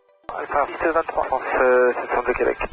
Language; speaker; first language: French; native; French